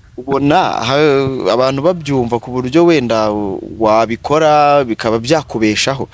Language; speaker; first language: Kinyarwanda; native; Kinyarwanda